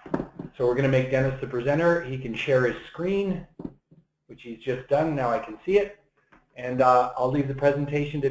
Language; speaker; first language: English; native; English